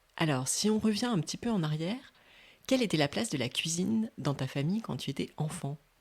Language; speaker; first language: French; native; French